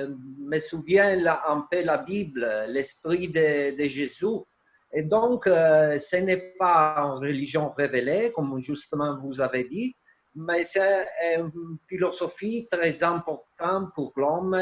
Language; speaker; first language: French; non-native, fluent; Italian